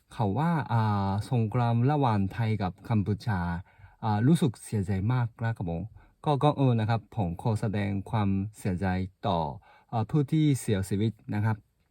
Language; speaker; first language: Thai; non-native, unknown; Japanese